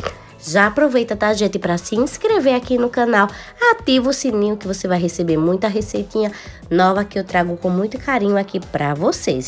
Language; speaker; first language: Portuguese; native; Portuguese